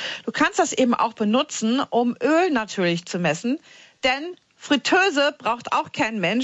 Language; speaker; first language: German; native; German